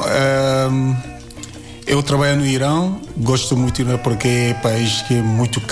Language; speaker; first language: Portuguese; non-native, learner; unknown